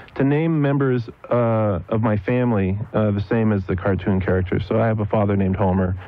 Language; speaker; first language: English; native; English